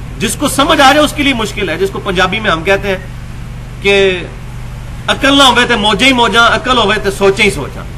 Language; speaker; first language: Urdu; non-native, local second language; Punjabi